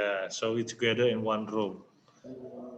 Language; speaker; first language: English; non-native, learner; Indonesian